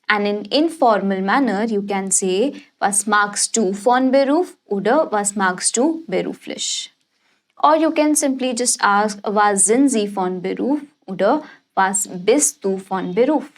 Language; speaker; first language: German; non-native, fluent; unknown